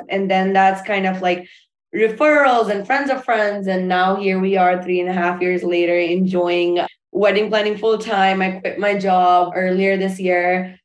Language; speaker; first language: English; non-native, local second language; Urdu